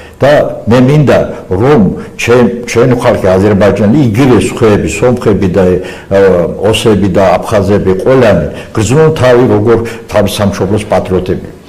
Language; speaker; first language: Georgian; non-native, local second language; Azerbaijani